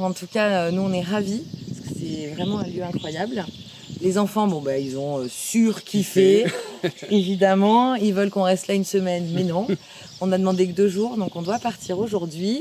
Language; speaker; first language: French; native; French